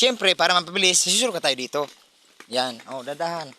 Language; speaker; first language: Filipino; non-native, local second language; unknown